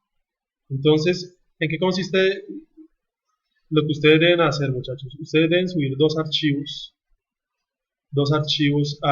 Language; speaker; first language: Spanish; native; Spanish